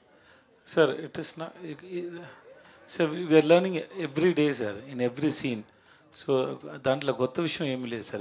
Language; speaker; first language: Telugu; non-native, learner; Tamil